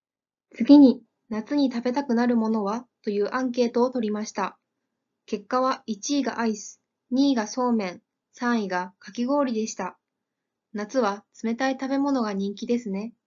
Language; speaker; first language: Japanese; native; Japanese